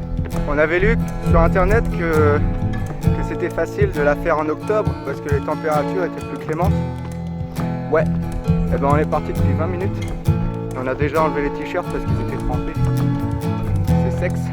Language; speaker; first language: French; native; French